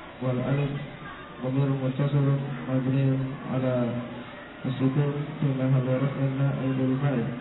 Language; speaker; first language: Arabic; non-native, learner; Indonesian